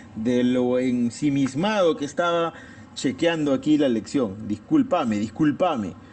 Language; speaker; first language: Spanish; native; Spanish